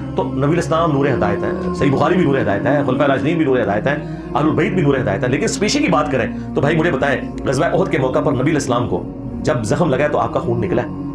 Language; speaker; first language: Urdu; native; Urdu